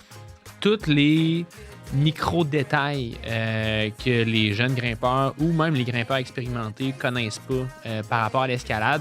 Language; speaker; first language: French; native; French